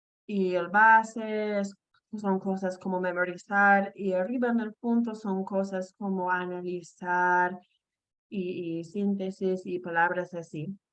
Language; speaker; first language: Spanish; non-native, fluent; English